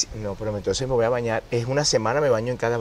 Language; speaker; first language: Spanish; native; Spanish